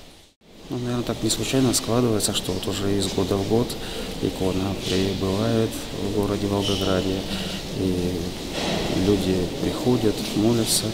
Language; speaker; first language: Russian; native; Russian